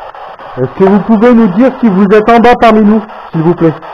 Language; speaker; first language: French; native; French